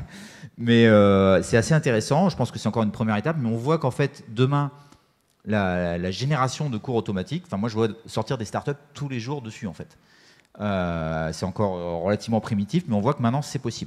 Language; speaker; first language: French; native; French